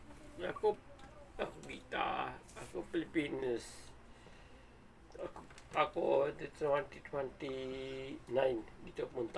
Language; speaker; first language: Filipino; non-native, learner; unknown